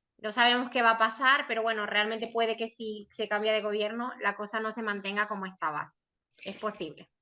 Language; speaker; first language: Spanish; native; Spanish